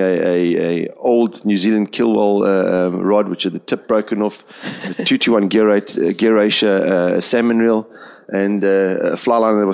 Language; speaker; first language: English; native; English